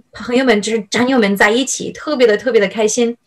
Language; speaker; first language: Chinese; non-native, fluent; English